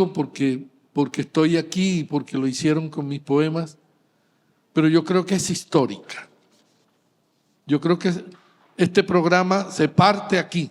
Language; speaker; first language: Spanish; native; Spanish